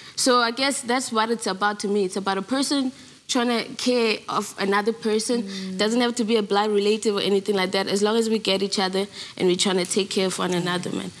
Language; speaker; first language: English; non-native, local second language; Zulu